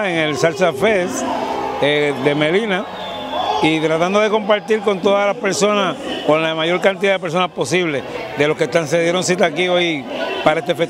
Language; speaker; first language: Spanish; native; Spanish